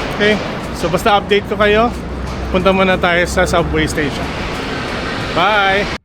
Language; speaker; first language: Filipino; native; Filipino